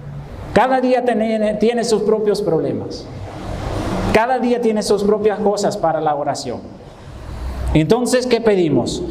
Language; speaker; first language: Spanish; non-native, fluent; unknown